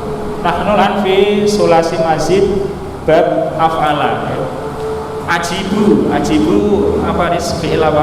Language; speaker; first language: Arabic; non-native, fluent; Indonesian